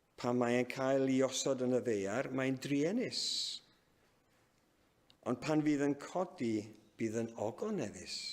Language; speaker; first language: Welsh; native; Welsh